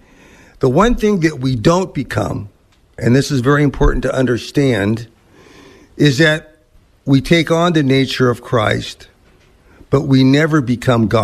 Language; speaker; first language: English; native; English